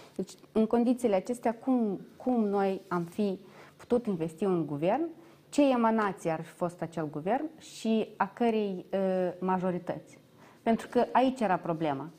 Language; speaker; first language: Romanian; native; Romanian